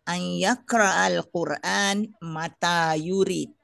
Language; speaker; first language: Arabic; non-native, learner; Indonesian